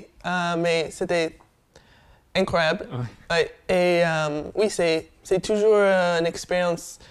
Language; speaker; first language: French; non-native, fluent; English